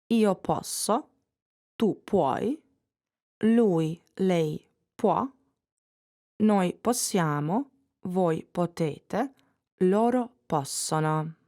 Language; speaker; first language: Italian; non-native, fluent; English